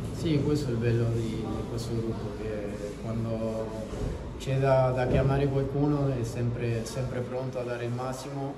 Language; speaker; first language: Italian; non-native, fluent; Spanish